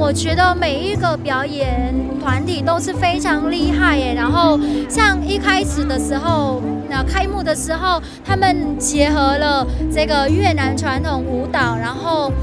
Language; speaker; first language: Chinese; non-native, fluent; Vietnamese